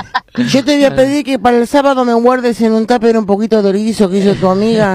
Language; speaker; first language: Spanish; native; Spanish